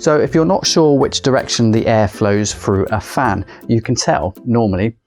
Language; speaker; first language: English; native; English